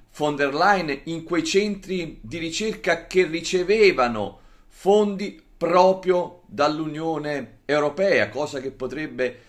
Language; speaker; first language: Italian; native; Italian